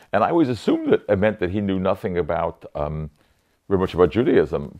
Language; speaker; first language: English; native; English